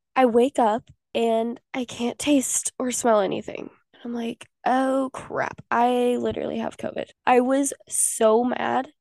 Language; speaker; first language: English; native; English